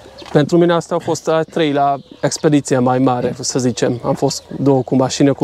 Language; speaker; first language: Romanian; non-native, local second language; Hungarian